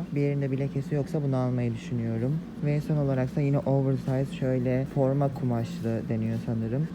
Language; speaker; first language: Turkish; native; Turkish